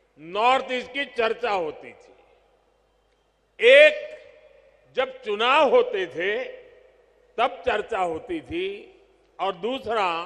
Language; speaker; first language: Hindi; non-native, local second language; Gujarati